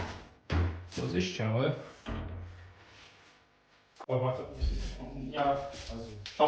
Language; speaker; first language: German; native; German